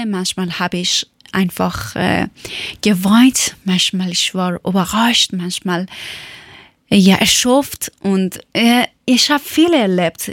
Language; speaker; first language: German; non-native, learner; Persian